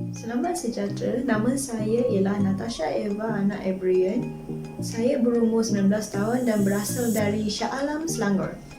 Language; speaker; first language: Malay; non-native, local second language; Iban